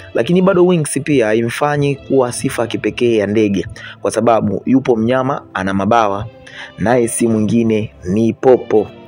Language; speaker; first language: Swahili; native; Swahili